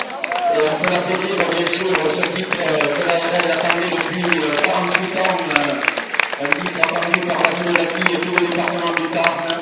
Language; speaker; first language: French; native; French